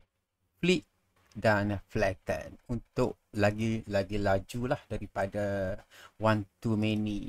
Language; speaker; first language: Malay; native; Malay